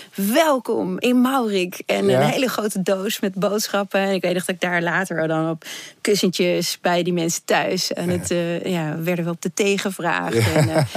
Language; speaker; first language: Dutch; early bilingual, other home language; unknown